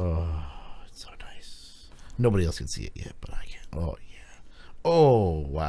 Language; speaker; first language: English; native; English